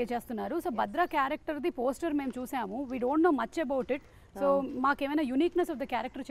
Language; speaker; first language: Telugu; native; Telugu